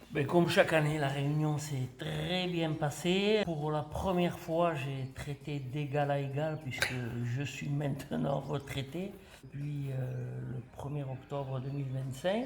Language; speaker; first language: French; native; French